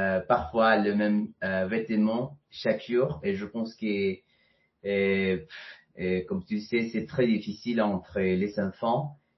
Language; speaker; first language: French; non-native, fluent; Spanish